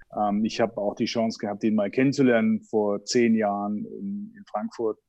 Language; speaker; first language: German; native; German